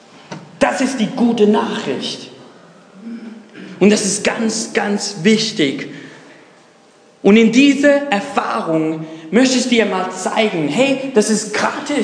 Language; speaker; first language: German; non-native, fluent; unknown